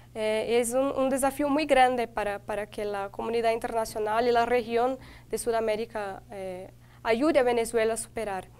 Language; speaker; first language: Spanish; non-native, fluent; Portuguese